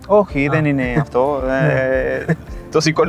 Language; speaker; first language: Greek; non-native, fluent; Spanish